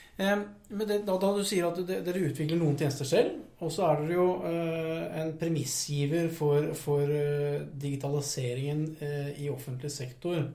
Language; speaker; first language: Norwegian; native; Norwegian